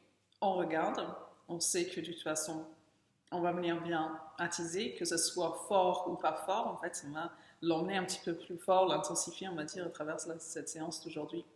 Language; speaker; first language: French; native; French